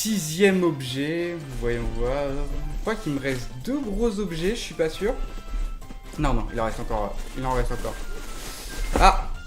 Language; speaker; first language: French; native; French